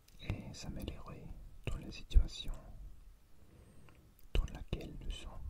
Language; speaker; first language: French; non-native, learner; English